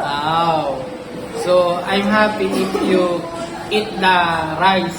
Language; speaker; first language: English; non-native, learner; Filipino